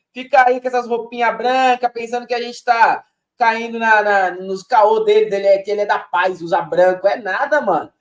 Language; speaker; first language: Portuguese; native; Portuguese